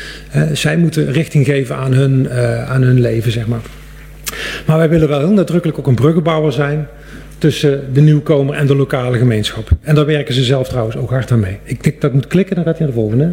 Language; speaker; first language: Dutch; native; Dutch